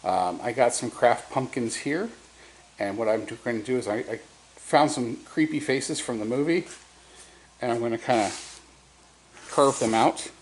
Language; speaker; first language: English; native; English